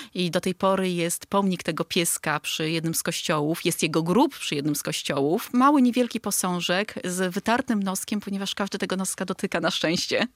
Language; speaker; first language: Polish; native; Polish